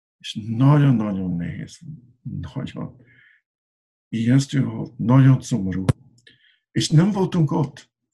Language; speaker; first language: Hungarian; non-native, learner; English